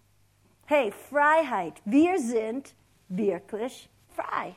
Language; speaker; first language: German; non-native, fluent; English